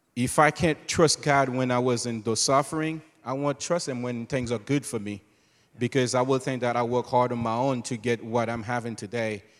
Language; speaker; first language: English; non-native, fluent; Haitian Creole